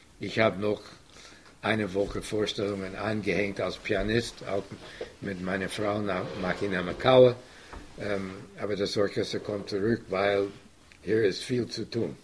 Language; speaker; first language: German; non-native, fluent; English